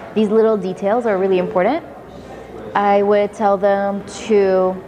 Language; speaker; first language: English; early bilingual, other home language; Arabic